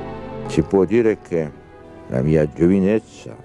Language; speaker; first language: Italian; non-native, fluent; Polish